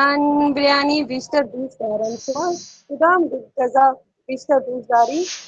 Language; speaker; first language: Persian; non-native, learner; Urdu